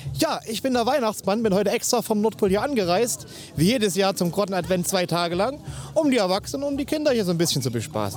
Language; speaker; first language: German; native; German